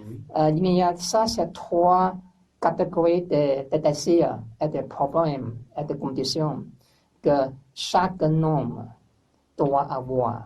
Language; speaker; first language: French; non-native, learner; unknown